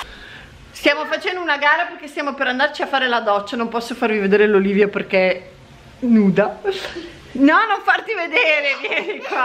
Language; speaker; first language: Italian; native; Italian